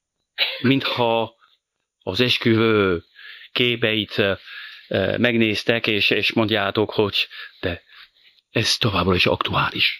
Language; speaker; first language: Hungarian; non-native, fluent; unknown